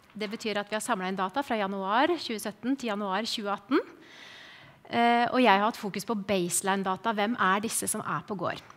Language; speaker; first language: Norwegian; native; Norwegian